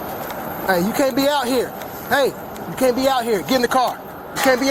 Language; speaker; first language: English; native; English